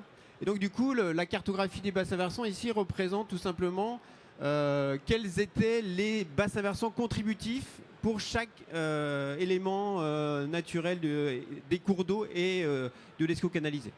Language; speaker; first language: French; native; French